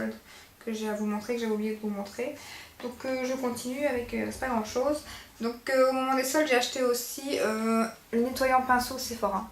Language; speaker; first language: French; native; French